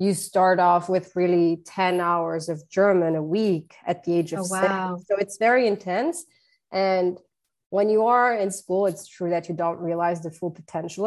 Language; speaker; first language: English; non-native, fluent; Portuguese